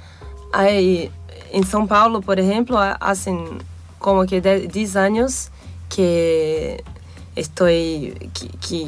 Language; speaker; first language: Spanish; non-native, fluent; Portuguese